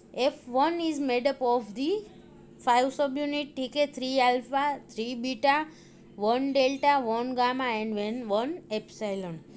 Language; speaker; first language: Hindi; non-native, local second language; Gujarati